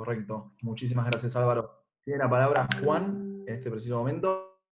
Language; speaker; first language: Spanish; native; Spanish